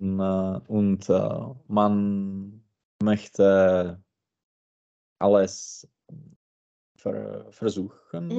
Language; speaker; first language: German; non-native, learner; Czech